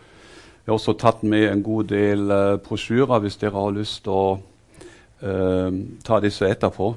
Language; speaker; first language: Norwegian; non-native, fluent; German